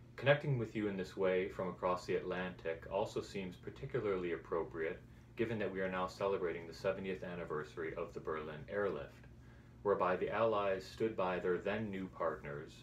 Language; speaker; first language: English; native; English